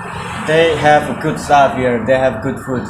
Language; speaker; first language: English; non-native, learner; Indonesian